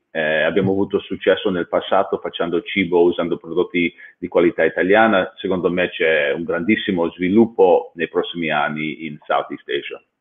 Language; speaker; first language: Italian; non-native, fluent; English